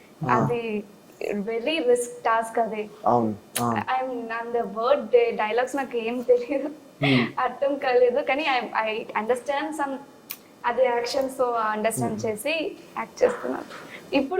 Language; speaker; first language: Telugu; non-native, learner; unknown